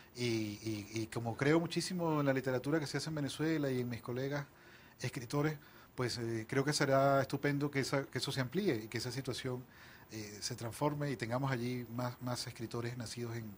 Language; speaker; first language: Spanish; native; Spanish